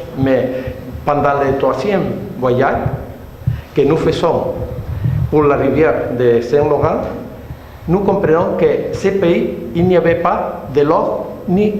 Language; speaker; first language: French; non-native, learner; Spanish